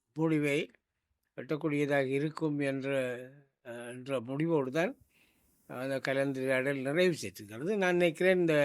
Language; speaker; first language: Tamil; native; Tamil